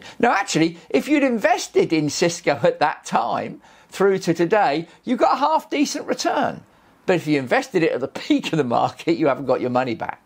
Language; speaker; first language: English; native; English